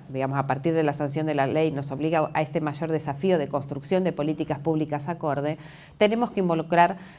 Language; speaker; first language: Spanish; native; Spanish